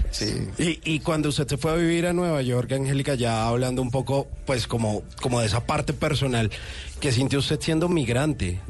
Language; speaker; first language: Spanish; native; Spanish